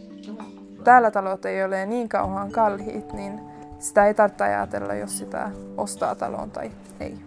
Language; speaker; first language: Finnish; non-native, local second language; Swedish